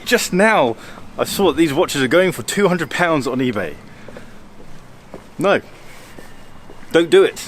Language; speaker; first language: English; native; English